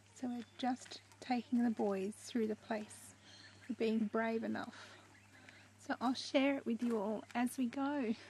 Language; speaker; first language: English; native; English